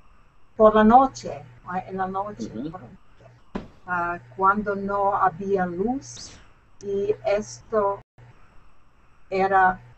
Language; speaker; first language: Spanish; non-native, learner; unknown